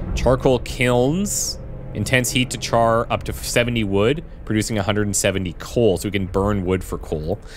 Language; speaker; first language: English; native; English